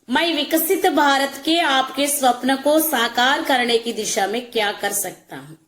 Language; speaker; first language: Hindi; non-native, local second language; Telugu